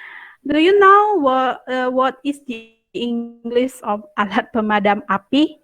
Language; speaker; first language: English; non-native, fluent; Indonesian